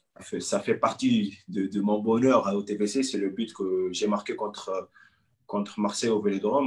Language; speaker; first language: French; non-native, local second language; Arabic